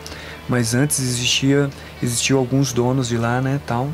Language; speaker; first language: Portuguese; native; Portuguese